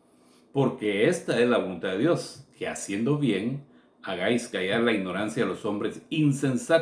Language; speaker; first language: Spanish; native; Spanish